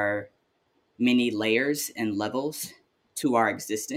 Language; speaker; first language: English; native; English